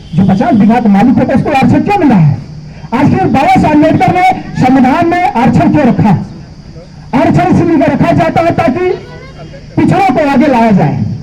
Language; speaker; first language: Hindi; native; Hindi